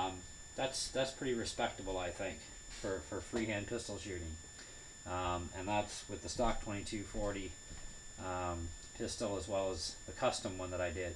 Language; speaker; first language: English; native; English